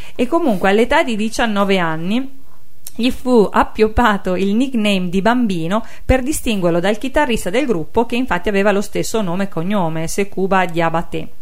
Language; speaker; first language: Italian; native; Italian